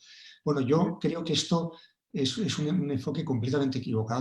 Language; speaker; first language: Spanish; native; Spanish